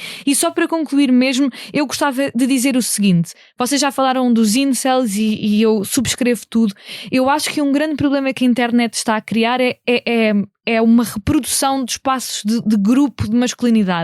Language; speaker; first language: Portuguese; native; Portuguese